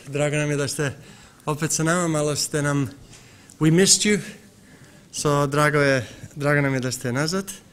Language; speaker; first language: Serbian; early bilingual, heritage; Serbian